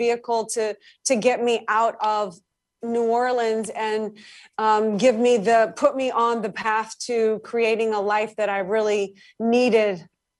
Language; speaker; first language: English; native; English